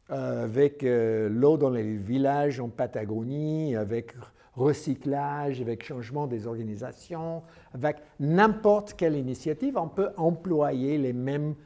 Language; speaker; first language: French; non-native, learner; English